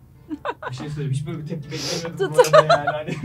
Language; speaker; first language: Turkish; native; Turkish